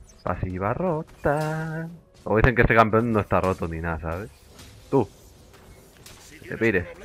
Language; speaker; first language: Spanish; native; Spanish